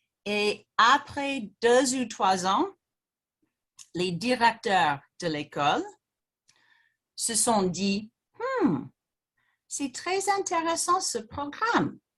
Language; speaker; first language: French; non-native, fluent; English